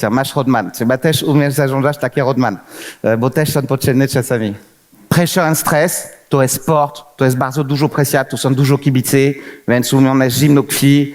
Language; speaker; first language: Polish; non-native, fluent; French